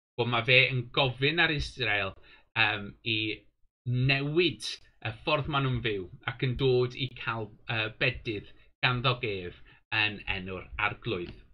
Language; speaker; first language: Welsh; non-native, local second language; English